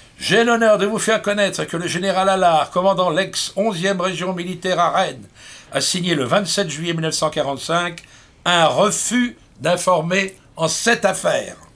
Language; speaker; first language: French; native; French